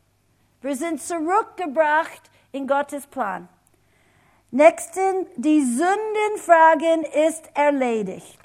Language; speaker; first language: German; non-native, fluent; English